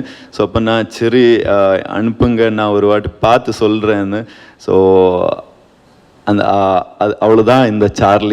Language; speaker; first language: Tamil; non-native, learner; Kannada